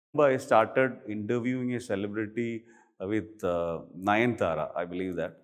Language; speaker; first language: English; non-native, local second language; Malayalam